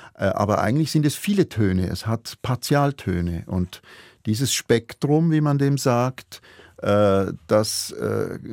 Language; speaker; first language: German; native; German